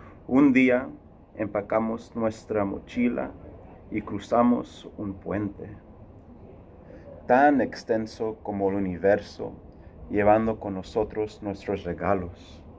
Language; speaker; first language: Spanish; early bilingual, heritage; Spanish